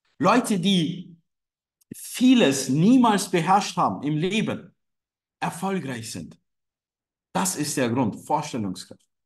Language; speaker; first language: German; non-native, fluent; Turkish